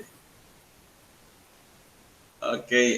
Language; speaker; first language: English; non-native, learner; Spanish